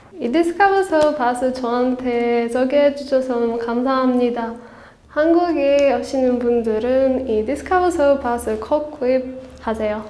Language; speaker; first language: Korean; non-native, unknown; Czech